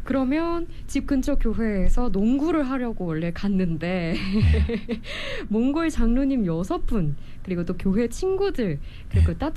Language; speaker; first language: Korean; native; Korean